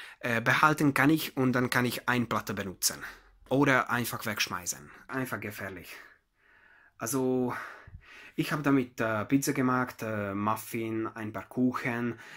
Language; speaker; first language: German; non-native, learner; Hungarian